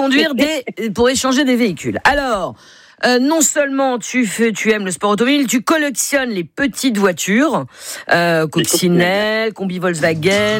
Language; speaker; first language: French; native; French